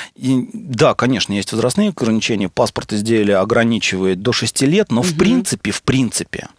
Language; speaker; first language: Russian; native; Russian